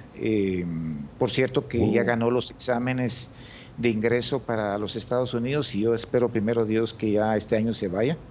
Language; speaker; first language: Spanish; native; Spanish